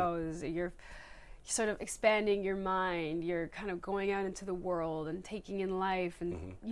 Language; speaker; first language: English; native; English